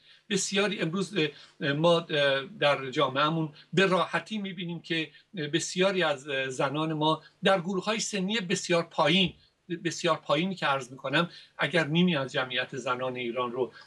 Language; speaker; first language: Persian; native; Persian